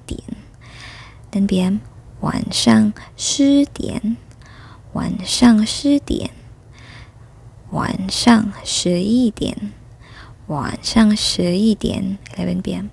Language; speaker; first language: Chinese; non-native, fluent; Filipino